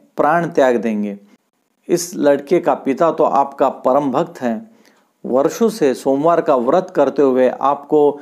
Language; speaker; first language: Hindi; non-native, local second language; Marathi